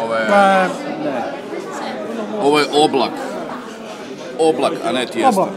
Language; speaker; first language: Croatian; native; Croatian